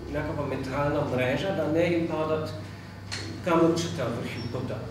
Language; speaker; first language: Bulgarian; non-native, fluent; German